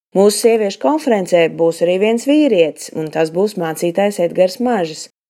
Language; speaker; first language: Latvian; native; Latvian